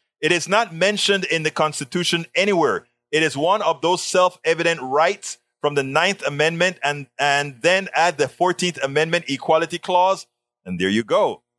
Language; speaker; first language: English; non-native, fluent; Spanish